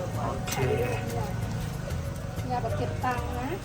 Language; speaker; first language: Thai; native; Thai